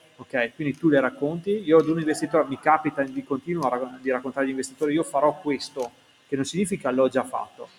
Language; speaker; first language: Italian; native; Italian